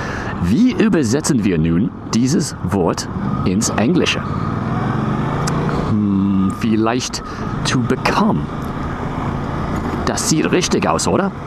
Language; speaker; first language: German; non-native, fluent; English